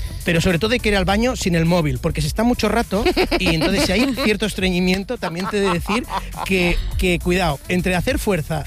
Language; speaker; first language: Spanish; native; Spanish